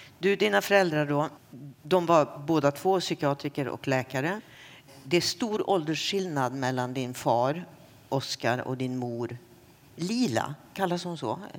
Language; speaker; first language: Swedish; native; Swedish